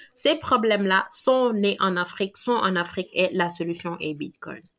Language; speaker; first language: French; non-native, local second language; Wolof